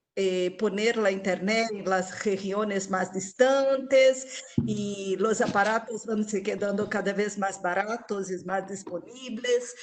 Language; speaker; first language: Spanish; non-native, local second language; Portuguese